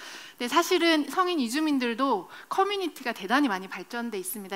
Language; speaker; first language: Korean; native; Korean